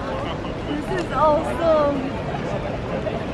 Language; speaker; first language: English; non-native, learner; Czech